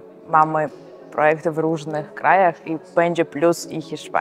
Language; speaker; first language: Polish; non-native, fluent; Georgian